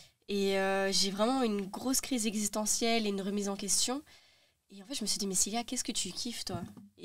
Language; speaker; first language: French; native; French